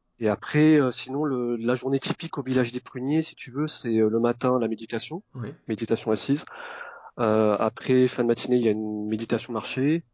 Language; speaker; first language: French; early bilingual, other home language; Vietnamese